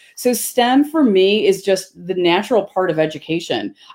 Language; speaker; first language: English; native; English